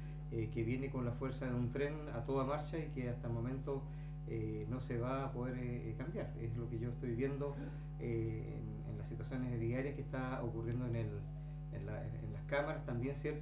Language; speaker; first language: Spanish; native; Spanish